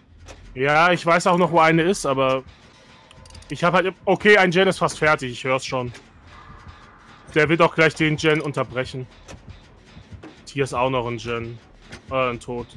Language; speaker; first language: German; native; German